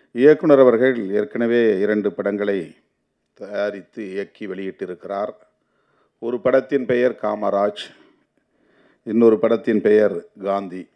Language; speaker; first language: Tamil; native; Tamil